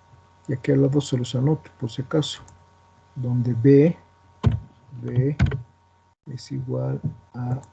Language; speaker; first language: Spanish; native; Spanish